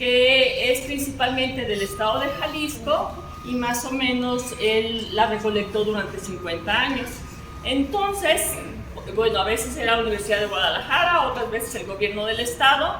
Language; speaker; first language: Spanish; native; Spanish